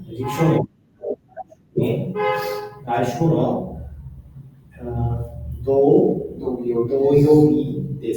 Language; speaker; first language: Japanese; non-native, learner; Bangla